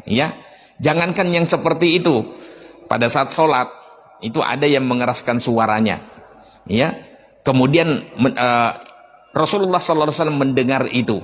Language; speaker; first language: Indonesian; native; Indonesian